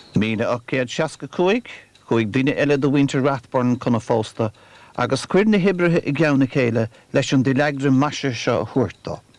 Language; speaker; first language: Irish; native; Irish